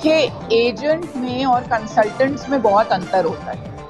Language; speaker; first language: Hindi; native; Hindi